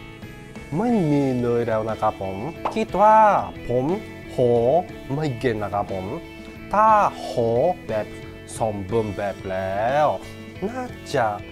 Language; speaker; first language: Thai; non-native, learner; Japanese